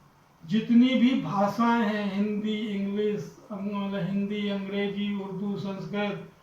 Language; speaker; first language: Hindi; native; Hindi